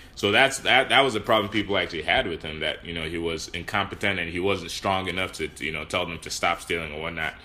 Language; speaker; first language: English; non-native, local second language; Yoruba